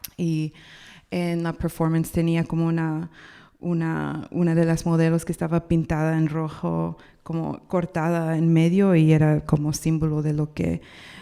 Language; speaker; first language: Spanish; non-native, learner; English